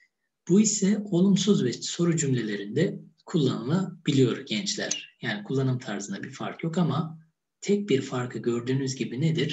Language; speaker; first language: Turkish; native; Turkish